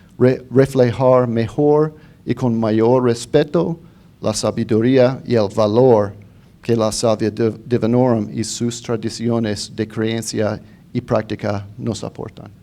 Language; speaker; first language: Spanish; non-native, fluent; English